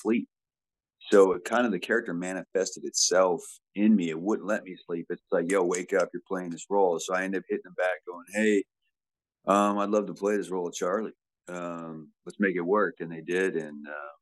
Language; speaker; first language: English; native; English